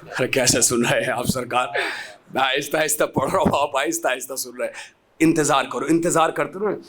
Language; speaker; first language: Urdu; native; Urdu